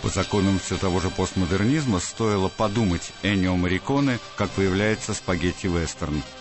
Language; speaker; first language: Russian; native; Russian